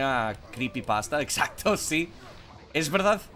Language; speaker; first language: Spanish; non-native, fluent; English